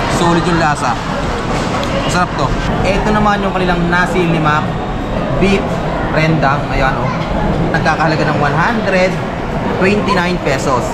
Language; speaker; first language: Filipino; native; Filipino